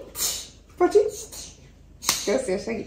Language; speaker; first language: Hungarian; native; Hungarian